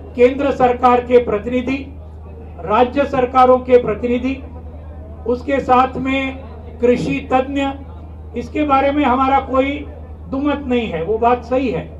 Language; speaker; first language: Hindi; non-native, local second language; Marathi